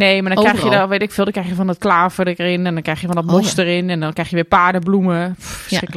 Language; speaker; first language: Dutch; native; Dutch